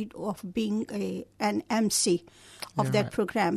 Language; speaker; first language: English; non-native, local second language; Hindi